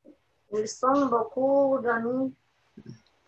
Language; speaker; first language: French; non-native, learner; Russian